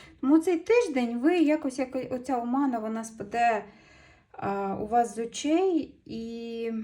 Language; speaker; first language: Ukrainian; non-native, local second language; Russian